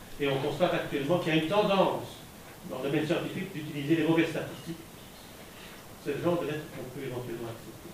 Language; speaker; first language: French; native; French